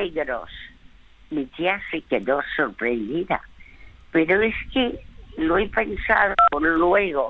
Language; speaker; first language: Spanish; early bilingual, other home language; French